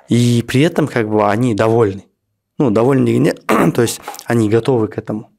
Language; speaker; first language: Russian; non-native, local second language; Kazakh